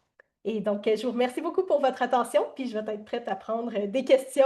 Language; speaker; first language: French; native; French